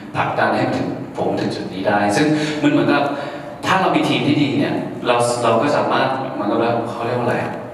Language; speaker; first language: Thai; early bilingual, heritage; Thai